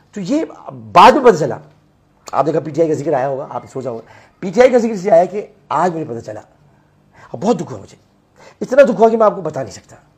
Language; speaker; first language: Urdu; native; Urdu